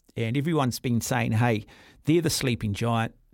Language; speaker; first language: English; native; English